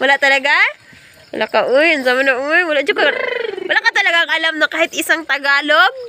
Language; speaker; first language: Filipino; non-native, local second language; Cebuano